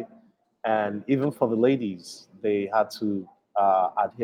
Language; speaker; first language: English; non-native, local second language; Igbo